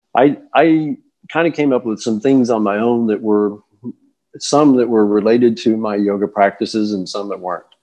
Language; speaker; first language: English; native; English